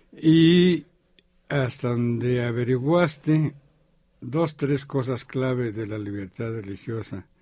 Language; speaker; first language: Spanish; native; Spanish